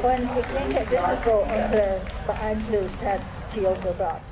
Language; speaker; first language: German; non-native, fluent; English